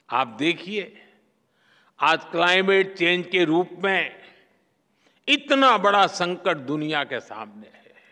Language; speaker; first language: Hindi; non-native, local second language; Gujarati